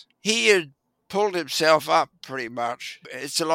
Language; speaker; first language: English; native; English